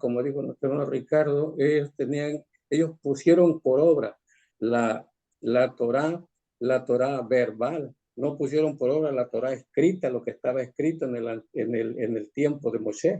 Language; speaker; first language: Spanish; native; Spanish